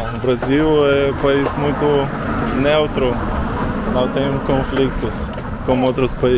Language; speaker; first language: Portuguese; non-native, learner; Russian